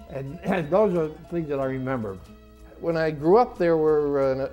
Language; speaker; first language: English; native; English